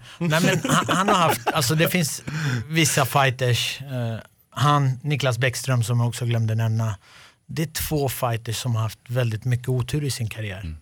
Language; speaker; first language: Swedish; early bilingual, other home language; Arabic